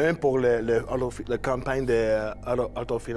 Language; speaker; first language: French; non-native, learner; English